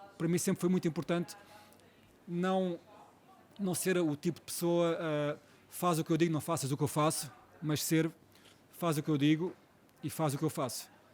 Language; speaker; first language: Portuguese; native; Portuguese